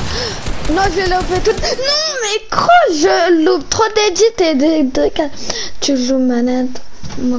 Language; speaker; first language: French; native; French